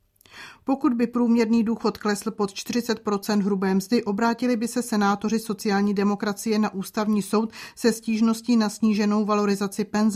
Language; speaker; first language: Czech; native; Czech